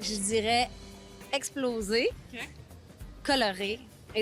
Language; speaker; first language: French; native; French